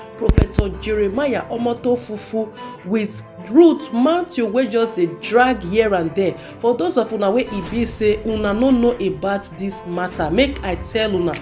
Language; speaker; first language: Nigerian Pidgin; native; Nigerian Pidgin